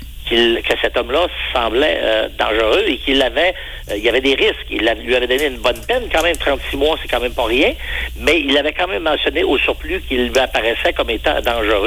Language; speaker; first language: French; native; French